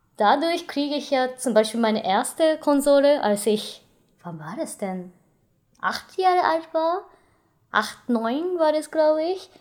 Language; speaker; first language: German; non-native, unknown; Japanese